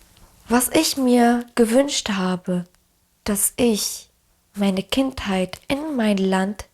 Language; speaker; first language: German; early bilingual, other home language; Arabic